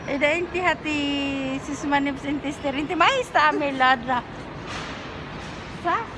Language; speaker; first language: Arabic; non-native, learner; Waray